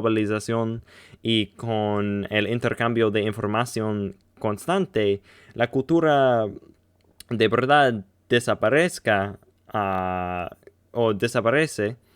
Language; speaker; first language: Spanish; non-native, learner; English